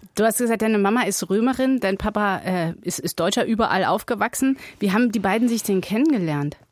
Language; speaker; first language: German; native; German